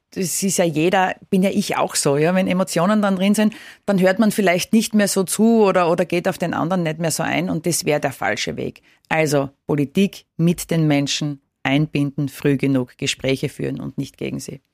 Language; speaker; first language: German; native; German